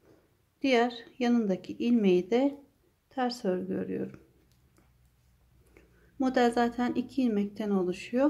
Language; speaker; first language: Turkish; native; Turkish